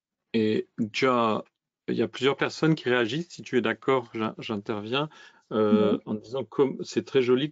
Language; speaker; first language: French; native; French